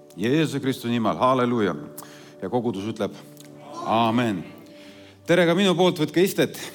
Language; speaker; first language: Estonian; non-native, local second language; Russian